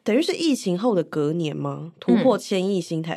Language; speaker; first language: Chinese; native; Chinese